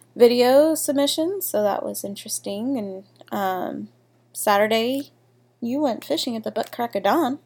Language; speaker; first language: English; native; English